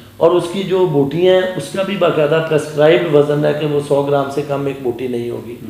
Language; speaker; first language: Urdu; non-native, local second language; Punjabi